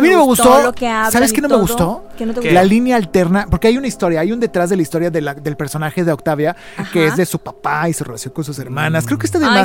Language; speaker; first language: Spanish; native; Spanish